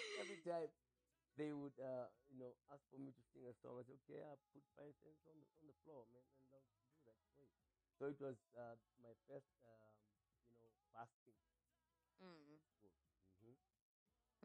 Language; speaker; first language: English; non-native, local second language; Xhosa